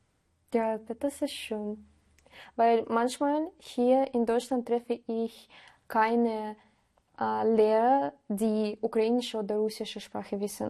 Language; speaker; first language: German; non-native, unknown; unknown